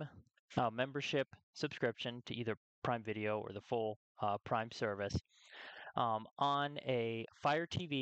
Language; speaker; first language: English; native; English